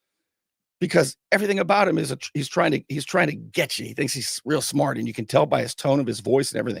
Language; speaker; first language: English; native; English